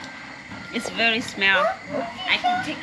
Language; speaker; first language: English; non-native, learner; Vietnamese